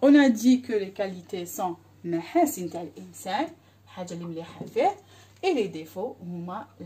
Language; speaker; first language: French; non-native, local second language; Arabic